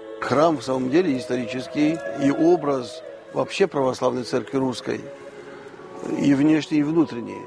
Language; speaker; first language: Russian; non-native, local second language; Romanian